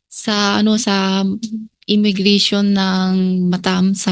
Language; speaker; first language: Filipino; early bilingual, other home language; Chinese